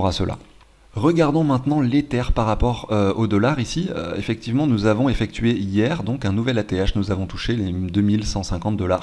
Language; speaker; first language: French; native; French